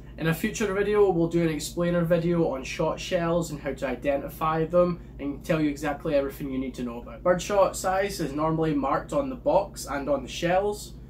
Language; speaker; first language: English; native; English